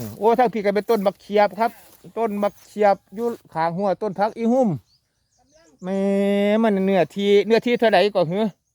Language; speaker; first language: Thai; native; Thai